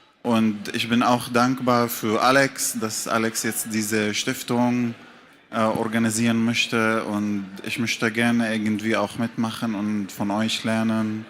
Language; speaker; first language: German; non-native, fluent; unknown